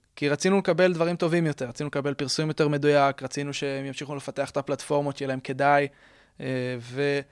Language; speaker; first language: Hebrew; native; Hebrew